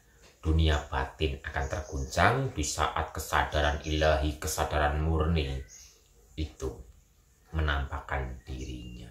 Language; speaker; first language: Indonesian; native; Indonesian